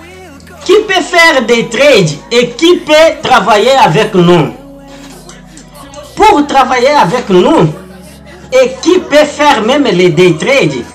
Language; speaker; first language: French; non-native, learner; Portuguese